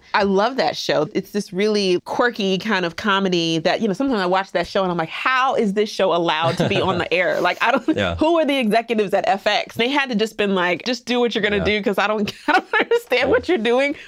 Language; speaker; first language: English; native; English